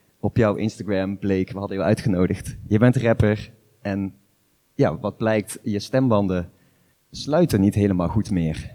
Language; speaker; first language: Dutch; native; Dutch